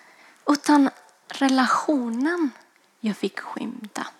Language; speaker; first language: Swedish; non-native, fluent; Spanish